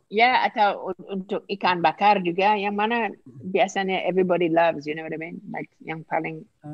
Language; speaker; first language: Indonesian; non-native, fluent; English